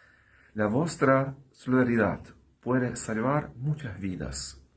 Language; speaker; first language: Spanish; non-native, fluent; Ukrainian